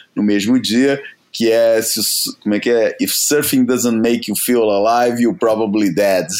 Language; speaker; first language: Portuguese; native; Portuguese